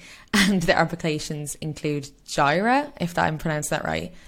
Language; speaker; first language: English; native; English